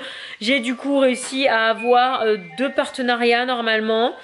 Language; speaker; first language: French; native; French